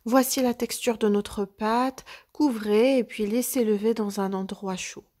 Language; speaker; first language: French; non-native, local second language; Arabic